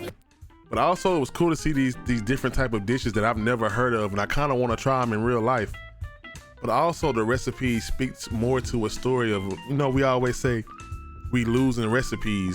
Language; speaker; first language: English; native; English